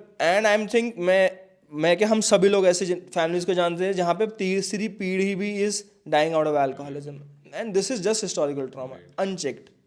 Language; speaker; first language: Hindi; native; Hindi